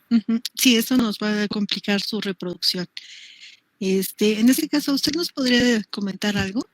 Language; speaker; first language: Spanish; native; Spanish